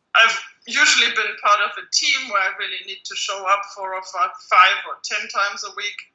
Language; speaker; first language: English; non-native, fluent; German